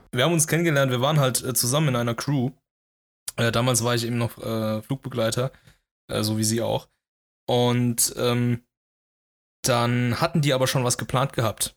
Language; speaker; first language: German; early bilingual, other home language; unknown